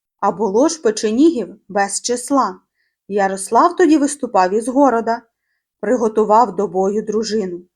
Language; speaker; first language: Ukrainian; native; Ukrainian